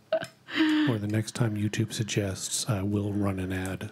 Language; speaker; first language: English; native; English